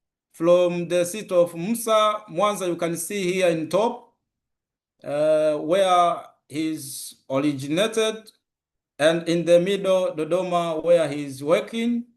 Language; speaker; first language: English; non-native, local second language; Swahili